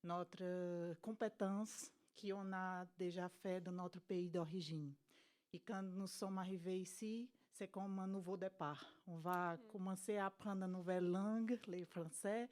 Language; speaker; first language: French; non-native, fluent; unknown